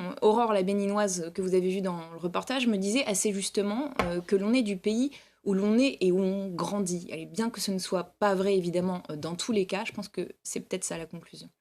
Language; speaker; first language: French; native; French